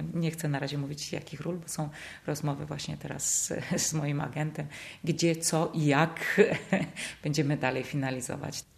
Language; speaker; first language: Polish; early bilingual, heritage; Polish